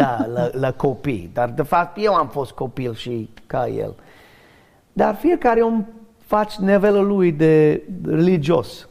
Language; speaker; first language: Romanian; non-native, learner; English